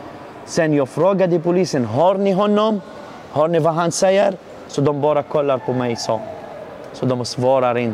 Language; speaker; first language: Swedish; non-native, learner; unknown